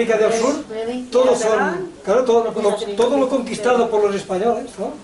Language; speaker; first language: Spanish; non-native, local second language; Catalan